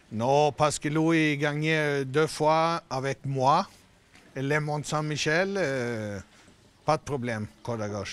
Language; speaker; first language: French; non-native, learner; Swedish